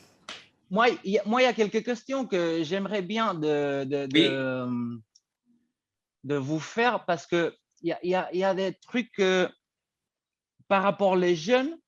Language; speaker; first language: French; non-native, fluent; Spanish